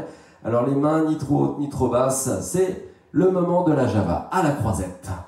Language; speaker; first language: French; native; French